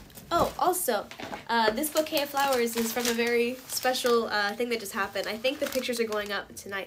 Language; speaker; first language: English; early bilingual, other home language; Korean